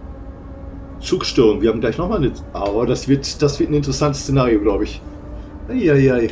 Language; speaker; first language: German; native; German